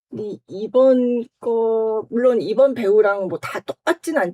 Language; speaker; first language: Korean; native; Korean